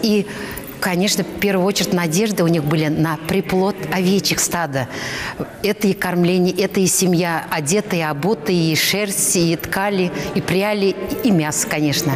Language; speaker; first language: Russian; non-native, local second language; Chuvash